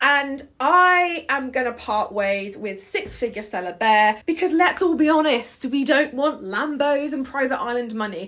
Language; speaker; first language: English; native; English